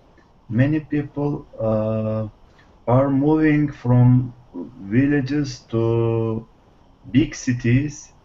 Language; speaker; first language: English; non-native, learner; Turkish